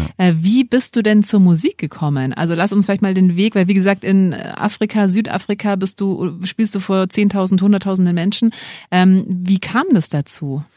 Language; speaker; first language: German; native; German